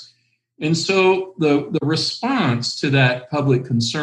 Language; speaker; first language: English; native; English